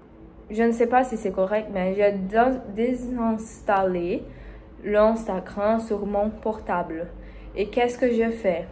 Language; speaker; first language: French; non-native, learner; Spanish